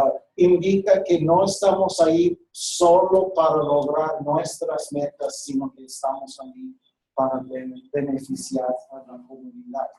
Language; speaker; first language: Spanish; non-native, fluent; English